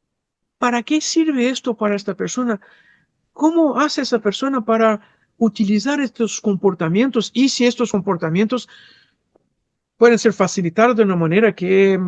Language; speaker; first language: Spanish; non-native, fluent; Portuguese